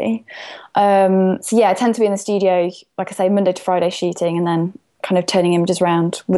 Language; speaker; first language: English; native; English